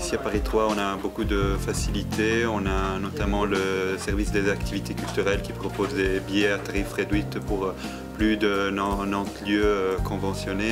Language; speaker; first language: French; non-native, fluent; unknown